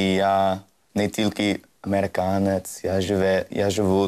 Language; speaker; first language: Ukrainian; non-native, learner; English